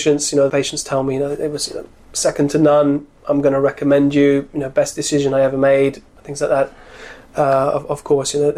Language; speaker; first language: English; native; English